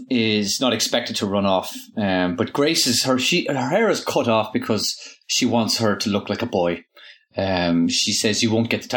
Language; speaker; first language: English; native; English